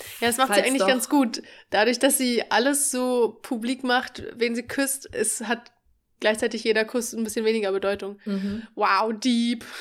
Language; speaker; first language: German; native; German